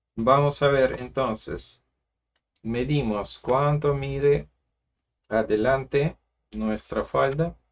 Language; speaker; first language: Spanish; non-native, fluent; Russian